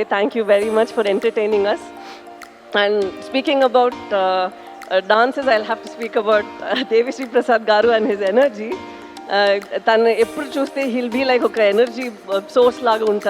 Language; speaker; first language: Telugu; non-native, fluent; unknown